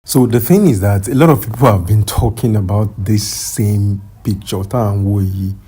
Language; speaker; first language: English; non-native, local second language; Yoruba